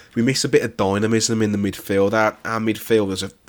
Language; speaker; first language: English; native; English